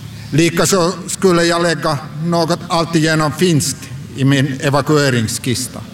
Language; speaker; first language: Swedish; non-native, local second language; Finnish